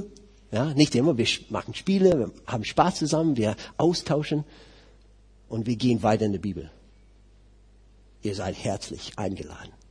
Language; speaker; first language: German; non-native, fluent; English